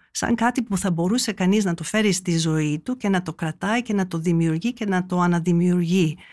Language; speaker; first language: Greek; early bilingual, heritage; Greek